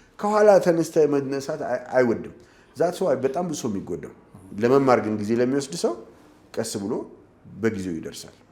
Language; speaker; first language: Amharic; native; Amharic